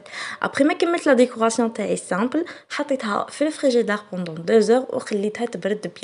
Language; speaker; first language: Arabic; native; Arabic